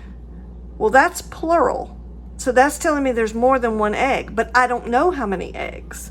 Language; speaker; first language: English; native; English